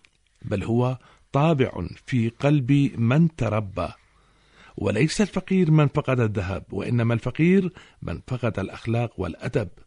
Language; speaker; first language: Arabic; native; Arabic